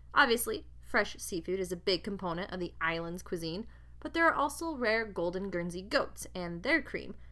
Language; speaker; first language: English; native; English